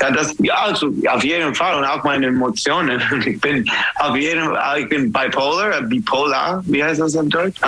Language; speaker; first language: German; non-native, fluent; English